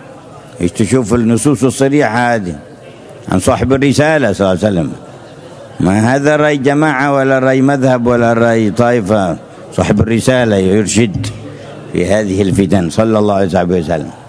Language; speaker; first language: Arabic; native; Arabic